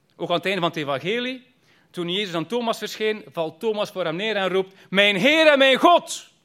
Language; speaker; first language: Dutch; native; Dutch